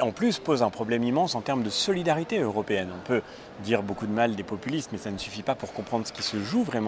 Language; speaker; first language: French; native; French